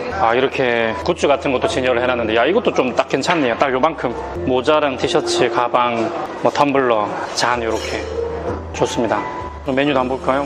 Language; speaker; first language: Korean; native; Korean